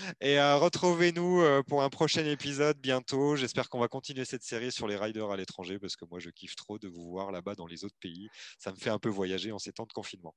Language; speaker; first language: French; native; French